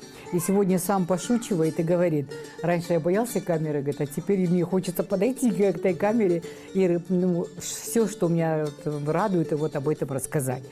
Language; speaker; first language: Russian; native; Russian